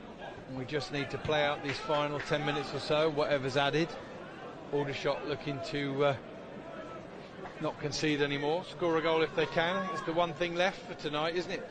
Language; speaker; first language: English; native; English